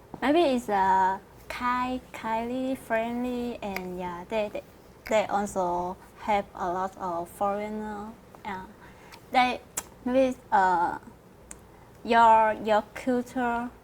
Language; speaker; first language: English; non-native, learner; Vietnamese